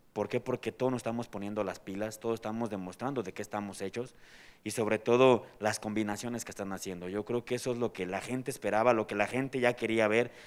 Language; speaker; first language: Spanish; native; Spanish